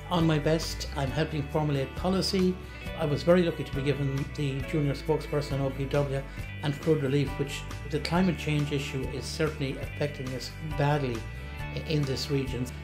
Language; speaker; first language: English; native; English